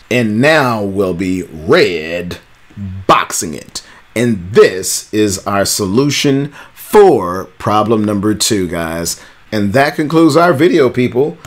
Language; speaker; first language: English; native; English